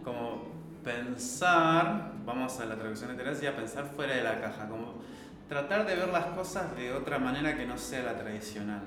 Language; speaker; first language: Spanish; native; Spanish